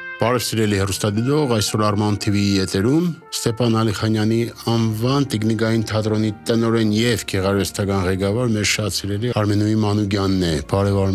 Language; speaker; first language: Armenian; native; Armenian